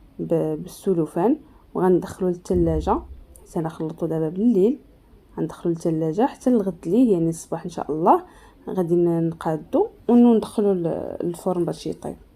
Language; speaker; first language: Arabic; native; Arabic